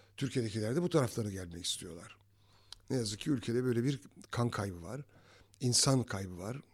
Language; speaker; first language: Turkish; native; Turkish